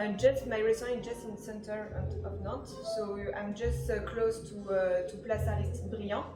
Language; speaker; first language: English; non-native, learner; French